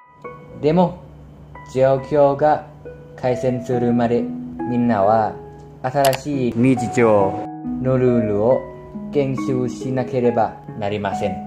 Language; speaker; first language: Japanese; non-native, learner; Thai